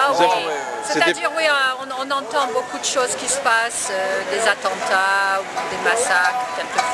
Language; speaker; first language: French; native; French